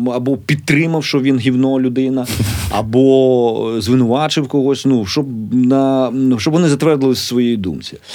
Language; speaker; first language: Ukrainian; native; Ukrainian